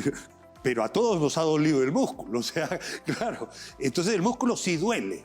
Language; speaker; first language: Spanish; native; Spanish